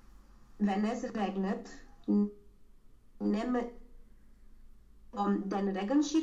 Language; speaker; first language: German; non-native, learner; Romanian